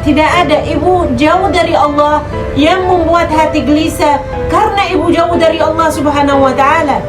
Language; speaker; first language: Indonesian; non-native, fluent; Arabic